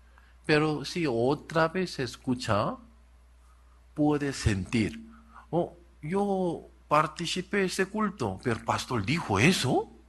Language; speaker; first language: Spanish; non-native, learner; Korean